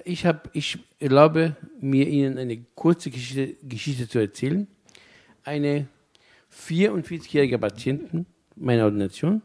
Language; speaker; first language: German; non-native, fluent; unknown